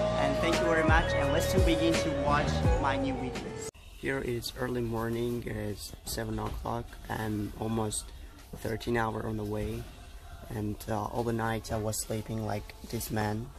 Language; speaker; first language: English; non-native, learner; Tajik